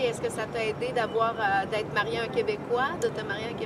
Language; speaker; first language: French; native; French